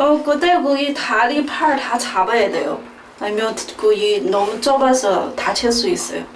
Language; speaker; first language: Korean; non-native, learner; Chinese